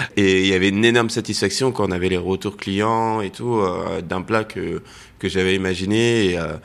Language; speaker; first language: French; native; French